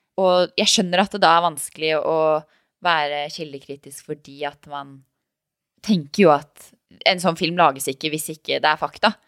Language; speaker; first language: Norwegian; native; Norwegian